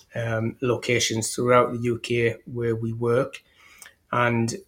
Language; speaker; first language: English; native; English